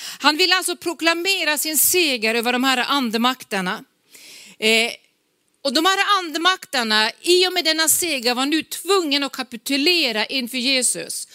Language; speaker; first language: Swedish; native; Swedish